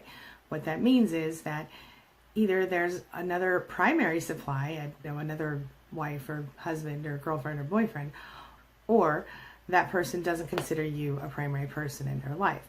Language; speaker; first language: English; native; English